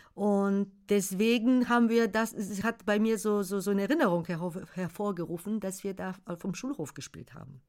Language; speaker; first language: German; non-native, fluent; Bulgarian